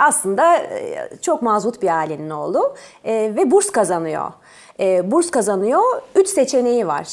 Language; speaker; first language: Turkish; early bilingual, other home language; French